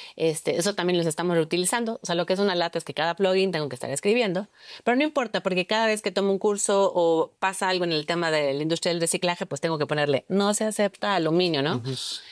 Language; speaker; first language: Spanish; native; Spanish